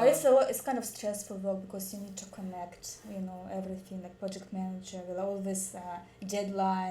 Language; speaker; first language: English; non-native, learner; Russian